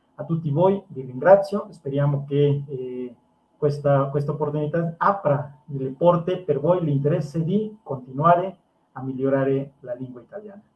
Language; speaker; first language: Italian; non-native, fluent; Spanish